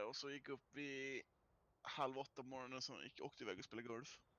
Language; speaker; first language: Swedish; native; Swedish